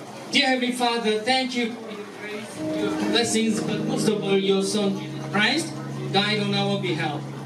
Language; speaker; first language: English; non-native, fluent; Korean